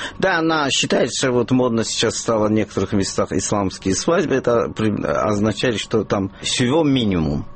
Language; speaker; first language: Russian; non-native, local second language; Azerbaijani